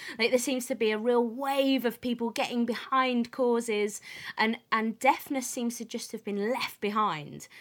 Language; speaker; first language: English; native; English